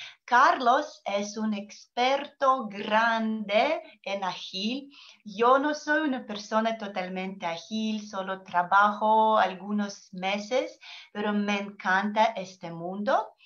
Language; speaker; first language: Spanish; non-native, learner; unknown